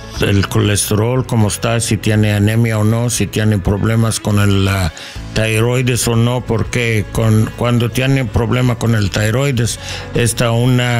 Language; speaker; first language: Spanish; non-native, learner; English